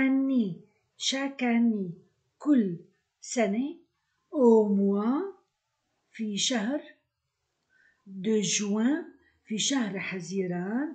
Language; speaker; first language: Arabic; native; Arabic